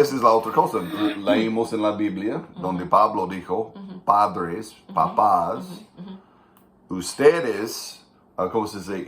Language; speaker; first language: Spanish; non-native, fluent; English